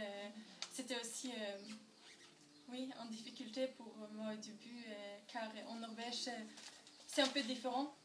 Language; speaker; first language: French; non-native, learner; Norwegian